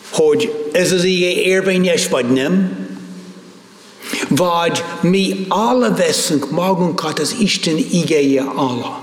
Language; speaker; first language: Hungarian; non-native, fluent; English